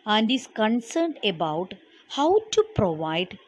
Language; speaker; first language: English; non-native, local second language; Malayalam